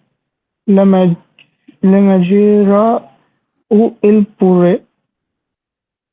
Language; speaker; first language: French; non-native, learner; Hindi